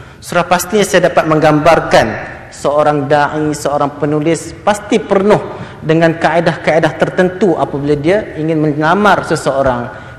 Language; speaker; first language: Malay; native; Malay